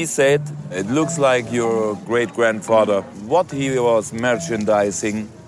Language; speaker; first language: English; non-native, fluent; German